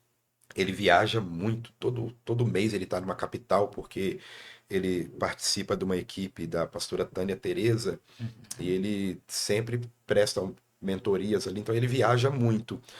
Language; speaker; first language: Portuguese; native; Portuguese